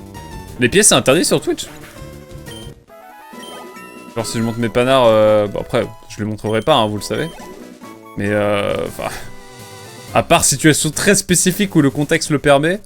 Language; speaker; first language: French; native; French